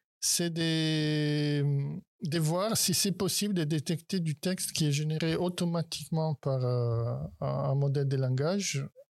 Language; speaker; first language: French; non-native, fluent; Italian